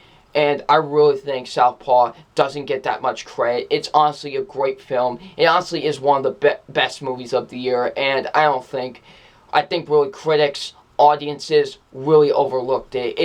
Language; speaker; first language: English; native; English